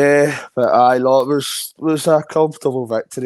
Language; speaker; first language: English; native; English